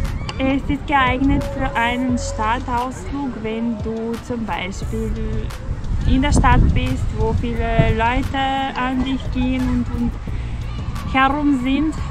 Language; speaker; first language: German; non-native, fluent; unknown